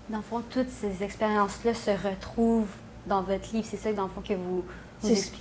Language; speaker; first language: French; native; French